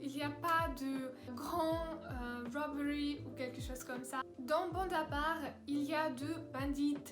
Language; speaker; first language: French; non-native, learner; Russian